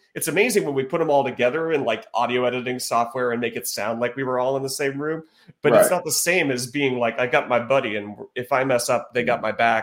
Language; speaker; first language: English; native; English